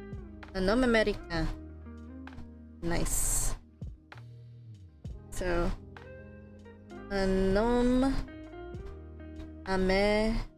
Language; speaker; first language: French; non-native, learner; English